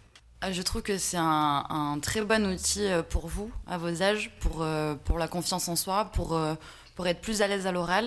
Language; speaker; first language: French; native; French